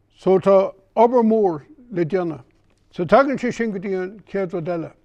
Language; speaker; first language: Irish; native; Irish